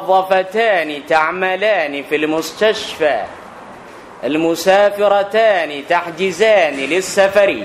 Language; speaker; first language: Arabic; non-native, fluent; Thai